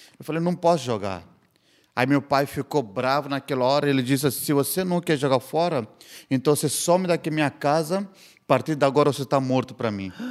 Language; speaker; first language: Portuguese; non-native, fluent; Hindi